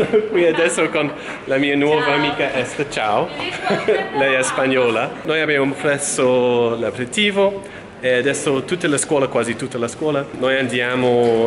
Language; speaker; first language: Italian; non-native, learner; English